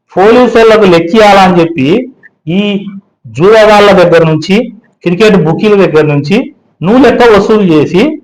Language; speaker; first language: Telugu; native; Telugu